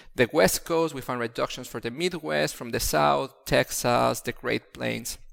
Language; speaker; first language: English; non-native, fluent; Spanish